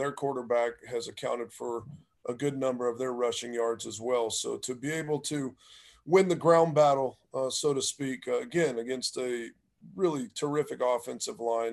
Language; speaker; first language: English; native; English